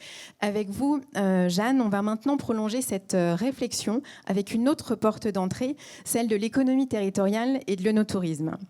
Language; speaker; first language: French; native; French